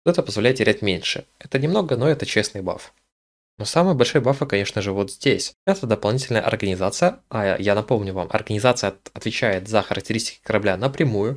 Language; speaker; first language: Russian; native; Russian